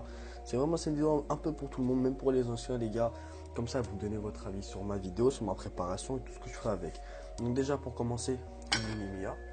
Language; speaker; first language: French; native; French